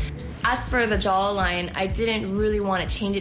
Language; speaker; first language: English; native; English